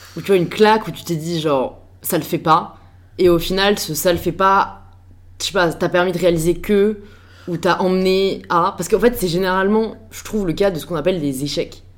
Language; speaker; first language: French; native; French